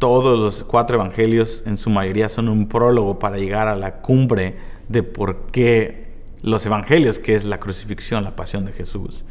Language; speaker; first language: Spanish; native; Spanish